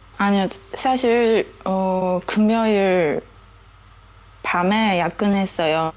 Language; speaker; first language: Korean; non-native, learner; Chinese